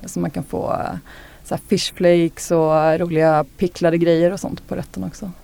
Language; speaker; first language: Swedish; native; Swedish